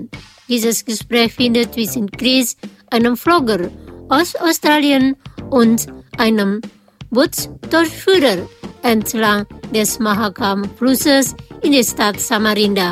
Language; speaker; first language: German; non-native, fluent; Indonesian